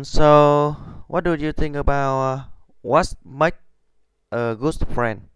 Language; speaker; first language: English; non-native, learner; Vietnamese